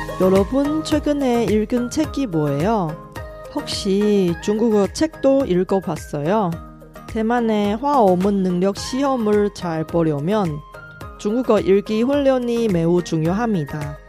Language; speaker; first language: Korean; non-native, fluent; Chinese